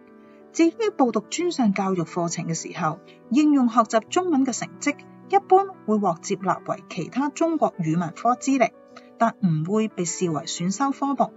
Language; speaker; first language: Chinese; non-native, local second language; Cantonese